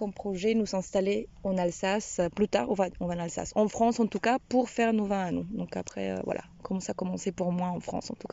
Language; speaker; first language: French; non-native, fluent; Spanish